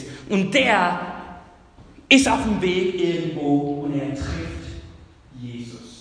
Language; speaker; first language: German; non-native, fluent; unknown